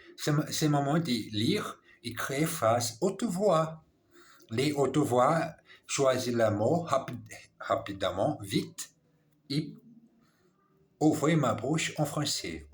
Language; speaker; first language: French; non-native, learner; English